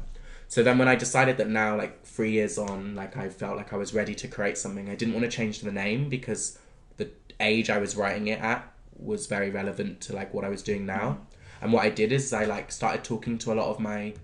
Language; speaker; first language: English; native; English